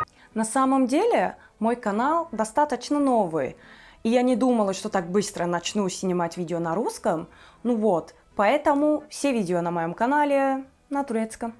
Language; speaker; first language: Russian; non-native, fluent; Turkish